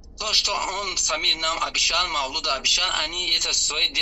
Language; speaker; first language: Russian; non-native, learner; Tajik